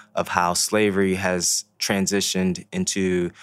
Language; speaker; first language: English; early bilingual, other home language; Haitian Creole